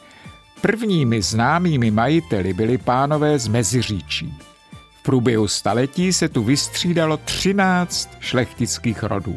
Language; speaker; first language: Czech; native; Czech